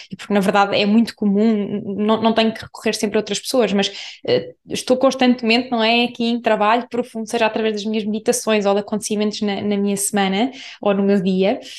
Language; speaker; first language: Portuguese; native; Portuguese